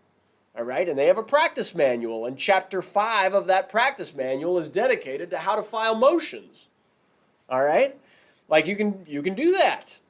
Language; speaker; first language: English; native; English